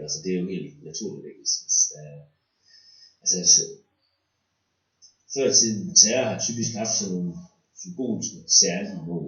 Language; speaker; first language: Danish; native; Danish